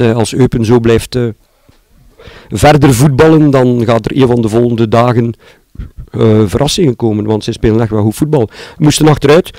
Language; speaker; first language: Dutch; native; Dutch